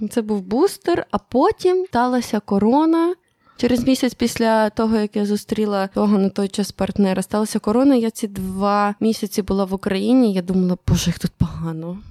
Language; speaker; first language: Ukrainian; native; Ukrainian